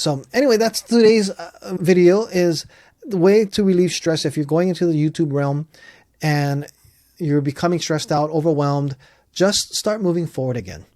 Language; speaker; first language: English; native; English